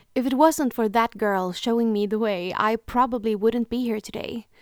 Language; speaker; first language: English; non-native, fluent; Swedish